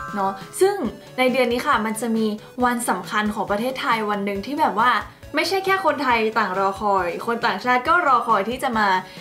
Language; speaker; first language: Thai; native; Thai